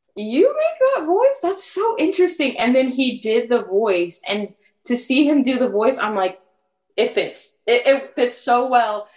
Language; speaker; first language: English; early bilingual, other home language; French